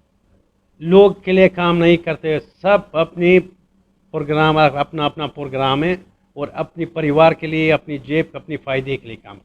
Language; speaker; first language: Hindi; non-native, fluent; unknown